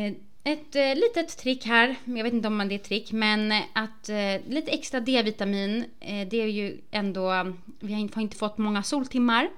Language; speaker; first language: Swedish; native; Swedish